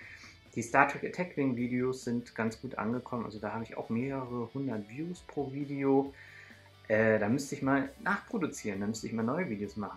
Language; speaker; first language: German; native; German